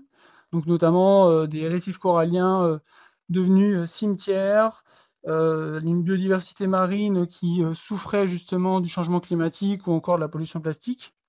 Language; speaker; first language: French; native; French